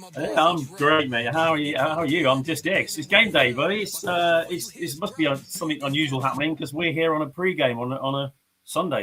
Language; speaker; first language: English; native; English